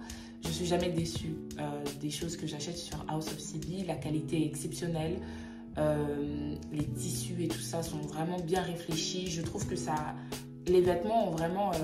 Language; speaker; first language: French; native; French